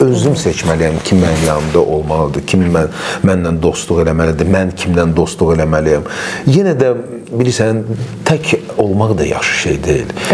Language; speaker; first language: Azerbaijani; non-native, local second language; Russian